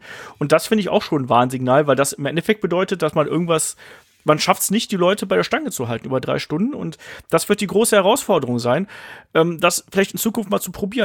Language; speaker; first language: German; native; German